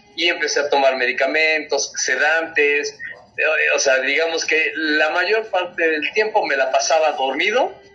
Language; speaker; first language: Spanish; native; Spanish